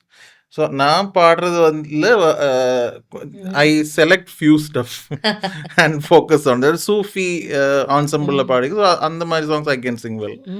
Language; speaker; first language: Tamil; non-native, fluent; Malayalam